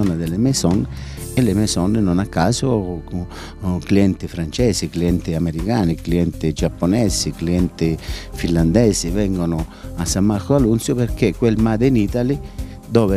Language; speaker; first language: Italian; native; Italian